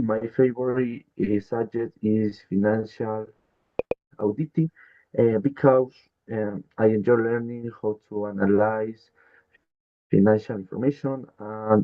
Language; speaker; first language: English; non-native, learner; Spanish